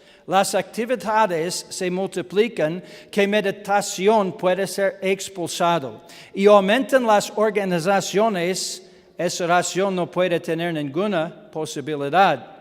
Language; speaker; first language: Spanish; non-native, learner; English